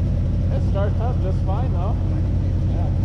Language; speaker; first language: English; native; English